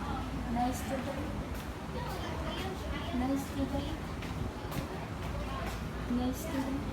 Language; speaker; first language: English; non-native, local second language; Cebuano